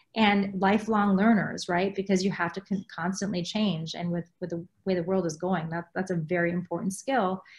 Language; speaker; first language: English; native; English